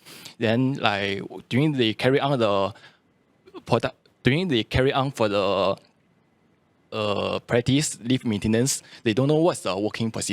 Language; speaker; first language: English; non-native, local second language; Chinese